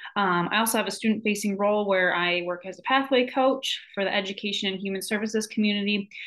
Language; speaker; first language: English; native; English